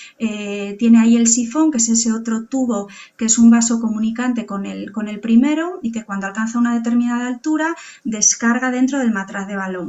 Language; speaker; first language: Spanish; native; Spanish